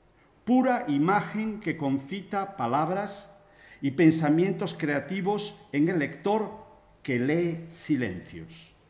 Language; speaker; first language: Spanish; native; Spanish